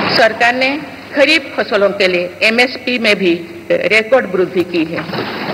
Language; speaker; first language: Hindi; non-native, local second language; Santali